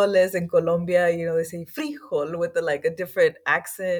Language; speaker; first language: English; native; English